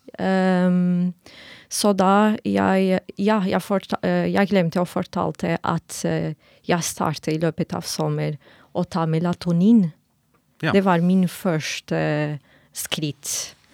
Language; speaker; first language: Norwegian; non-native, fluent; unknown